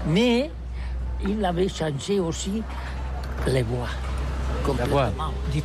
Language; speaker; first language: French; non-native, learner; Catalan